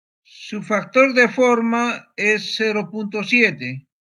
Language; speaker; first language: Spanish; native; Spanish